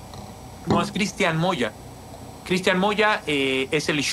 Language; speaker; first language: Spanish; native; Spanish